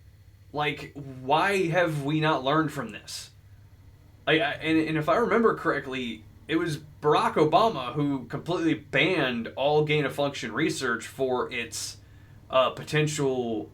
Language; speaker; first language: English; native; English